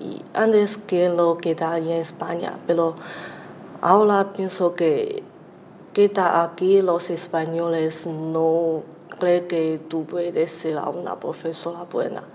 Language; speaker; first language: Spanish; non-native, learner; Chinese